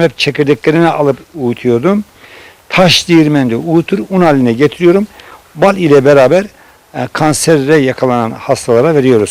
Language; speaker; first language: Turkish; native; Turkish